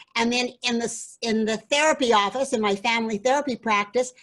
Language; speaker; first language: English; native; English